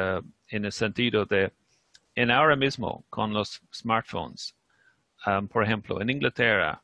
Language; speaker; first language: Spanish; non-native, fluent; English